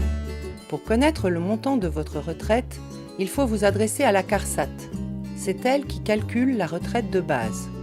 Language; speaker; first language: French; native; French